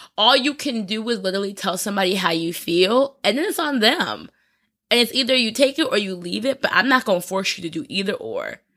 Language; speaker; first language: English; native; English